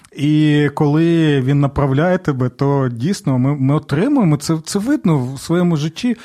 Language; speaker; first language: Ukrainian; native; Ukrainian